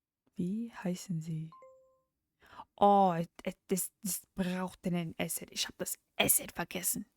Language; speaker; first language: German; non-native, learner; English